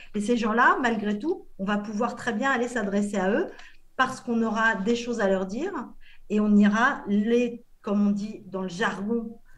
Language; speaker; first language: French; native; French